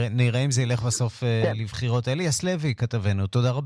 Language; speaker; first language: Hebrew; native; Hebrew